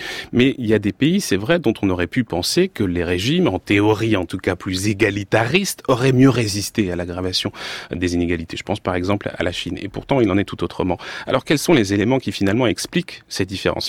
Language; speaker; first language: French; native; French